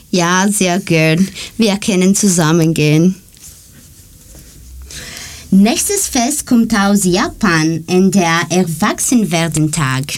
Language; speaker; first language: German; non-native, learner; Greek